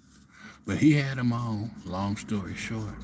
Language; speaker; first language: English; native; English